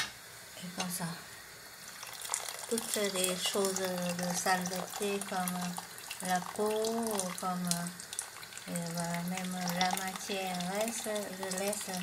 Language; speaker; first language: French; non-native, learner; Vietnamese